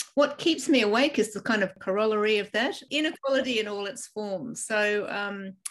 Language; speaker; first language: English; native; English